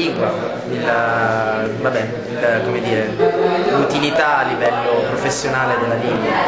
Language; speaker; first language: Italian; native; Italian